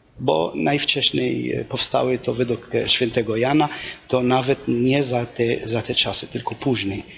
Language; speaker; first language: Polish; non-native, fluent; Arabic